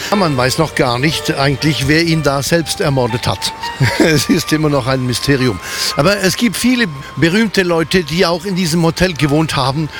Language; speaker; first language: German; non-native, local second language; French